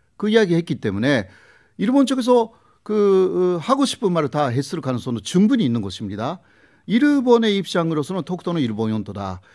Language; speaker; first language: Korean; non-native, fluent; Japanese